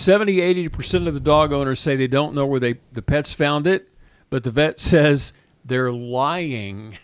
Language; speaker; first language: English; native; English